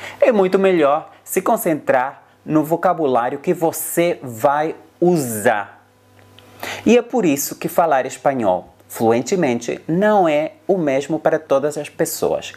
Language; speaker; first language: Portuguese; non-native, fluent; Spanish